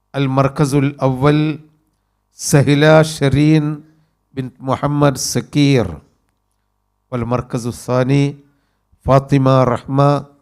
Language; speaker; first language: Arabic; non-native, fluent; Malayalam